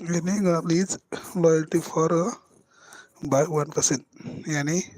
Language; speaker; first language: Hindi; non-native, local second language; Marathi